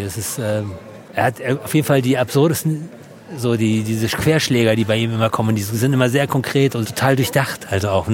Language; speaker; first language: German; native; German